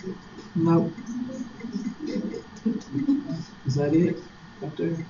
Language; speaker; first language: English; native; English